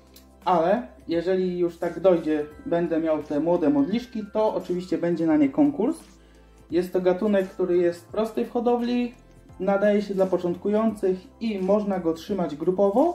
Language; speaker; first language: Polish; native; Polish